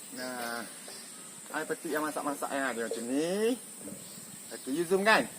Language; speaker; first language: Malay; non-native, local second language; Achinese